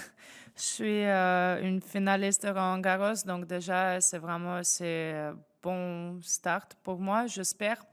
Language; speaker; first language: French; non-native, fluent; Russian